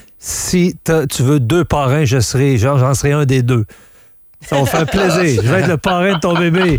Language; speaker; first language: French; native; French